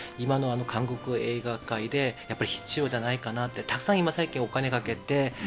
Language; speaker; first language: Japanese; non-native, fluent; Korean